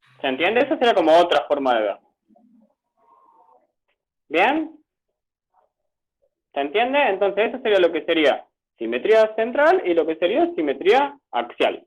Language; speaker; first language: Spanish; native; Spanish